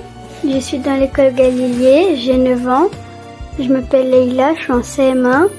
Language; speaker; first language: French; non-native, learner; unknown